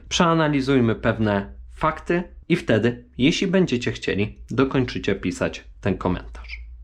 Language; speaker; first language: Polish; native; Polish